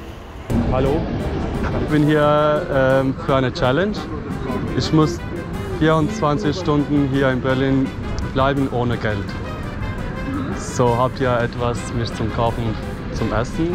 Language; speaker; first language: German; non-native, learner; Albanian